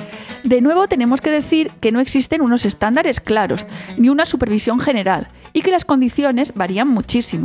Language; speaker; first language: Spanish; native; Spanish